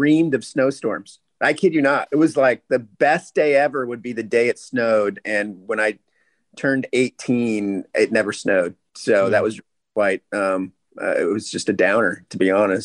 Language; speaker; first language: English; native; English